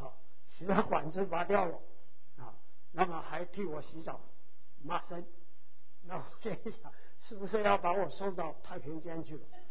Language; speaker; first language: Chinese; native; Chinese